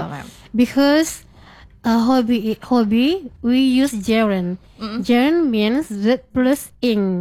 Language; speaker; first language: English; non-native, fluent; Indonesian